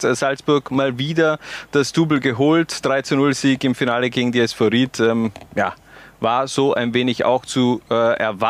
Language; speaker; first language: German; native; German